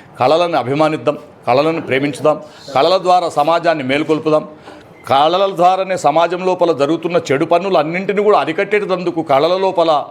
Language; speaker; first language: Telugu; native; Telugu